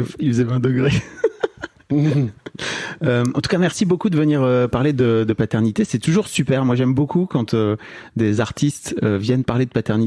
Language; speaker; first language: French; native; French